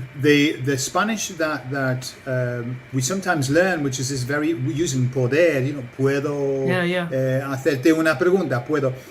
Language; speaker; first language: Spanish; non-native, fluent; English